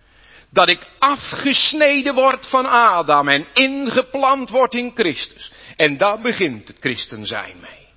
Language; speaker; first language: Dutch; native; Dutch